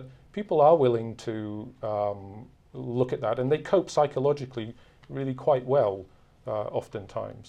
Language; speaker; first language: English; native; English